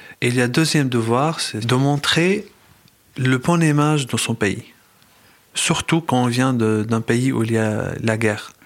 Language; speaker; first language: French; non-native, fluent; Arabic